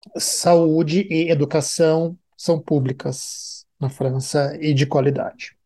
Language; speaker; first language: Portuguese; native; Portuguese